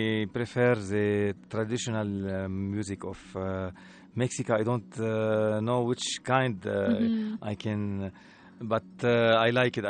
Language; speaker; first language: English; non-native, learner; Arabic